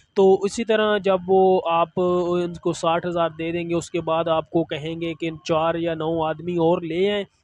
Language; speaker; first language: Urdu; non-native, local second language; Punjabi